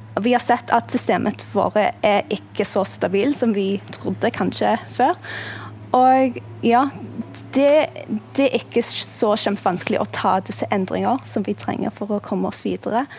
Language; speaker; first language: Norwegian; non-native, fluent; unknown